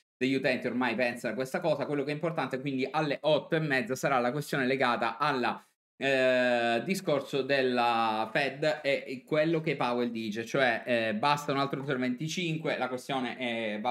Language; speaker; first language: Italian; native; Italian